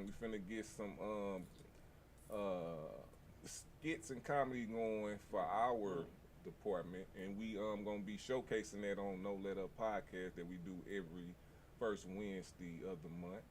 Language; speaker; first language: English; native; English